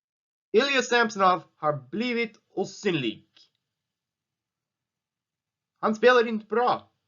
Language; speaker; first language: Swedish; non-native, learner; English